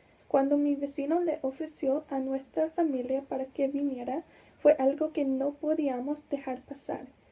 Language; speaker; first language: Spanish; non-native, learner; English